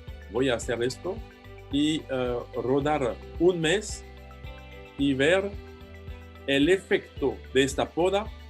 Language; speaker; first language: Spanish; non-native, fluent; French